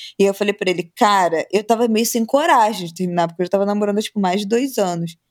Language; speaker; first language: Portuguese; native; Portuguese